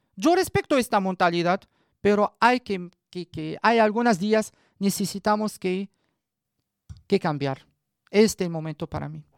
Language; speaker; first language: Spanish; non-native, learner; Arabic